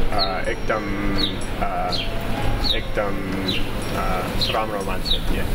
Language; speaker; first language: Nepali; non-native, fluent; English